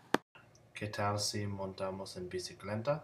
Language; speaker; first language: Spanish; non-native, learner; English